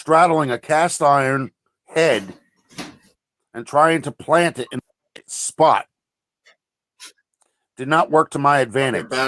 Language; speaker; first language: English; native; English